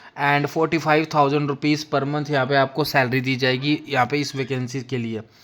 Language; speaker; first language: Hindi; native; Hindi